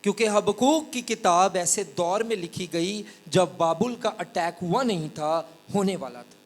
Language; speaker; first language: Urdu; non-native, local second language; Punjabi